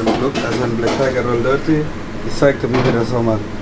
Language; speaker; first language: German; non-native, learner; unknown